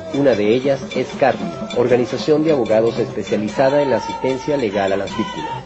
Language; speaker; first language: Spanish; native; Spanish